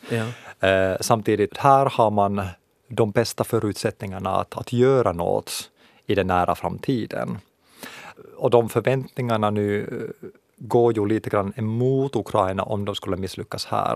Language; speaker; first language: Swedish; non-native, local second language; Finnish